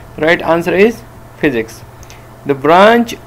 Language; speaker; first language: English; non-native, local second language; Urdu